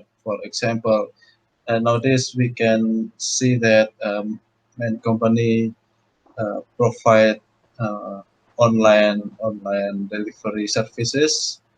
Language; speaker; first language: English; non-native, learner; Indonesian